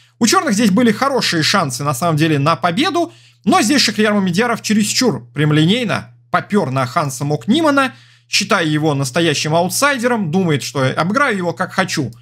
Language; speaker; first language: Russian; native; Russian